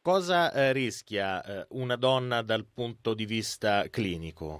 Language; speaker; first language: Italian; native; Italian